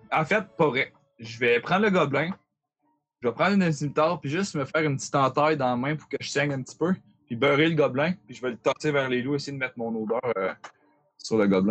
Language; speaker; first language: French; native; French